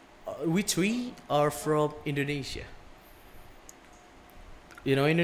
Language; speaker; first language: English; non-native, learner; Indonesian